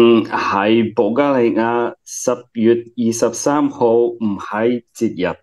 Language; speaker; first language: Chinese; non-native, learner; Bulgarian